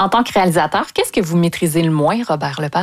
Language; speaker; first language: French; native; French